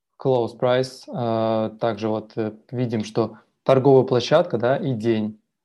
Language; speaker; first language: Russian; native; Russian